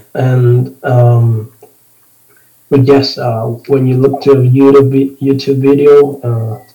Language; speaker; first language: English; non-native, fluent; Spanish